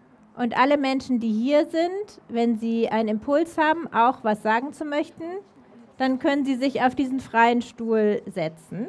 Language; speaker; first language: German; native; German